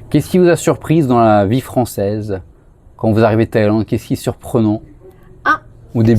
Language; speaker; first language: French; native; French